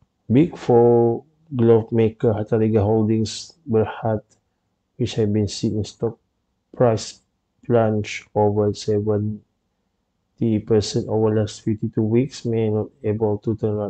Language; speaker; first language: English; non-native, local second language; Malay